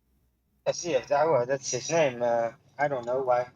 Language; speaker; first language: English; non-native, learner; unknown